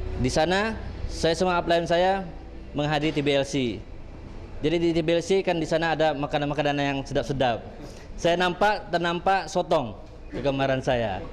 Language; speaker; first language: Malay; native; Malay